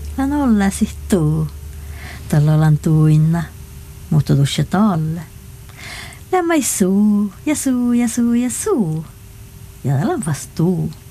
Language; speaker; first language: Finnish; non-native, local second language; Northern Sami